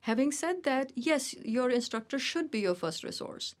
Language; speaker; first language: English; non-native, local second language; Hindi